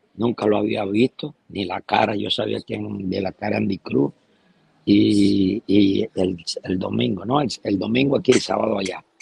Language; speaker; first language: Spanish; native; Spanish